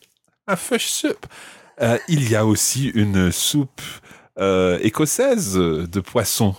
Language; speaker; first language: French; non-native, fluent; English